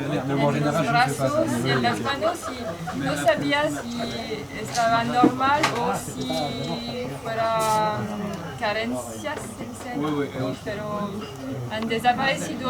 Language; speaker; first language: Spanish; non-native, fluent; French